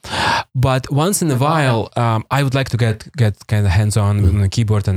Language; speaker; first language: English; non-native, fluent; Russian